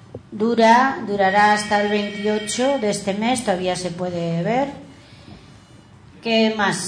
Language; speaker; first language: Spanish; native; Spanish